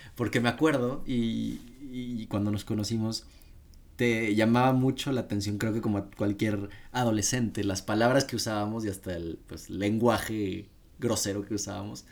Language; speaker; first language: Spanish; native; Spanish